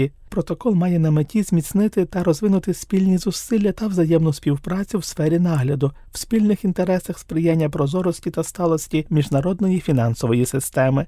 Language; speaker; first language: Ukrainian; native; Ukrainian